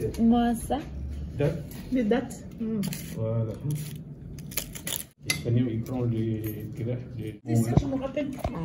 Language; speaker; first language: French; non-native, learner; Korean